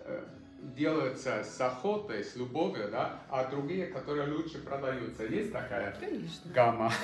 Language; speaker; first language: Russian; non-native, fluent; German